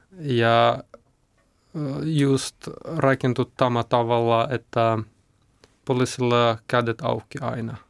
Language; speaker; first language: Finnish; non-native, learner; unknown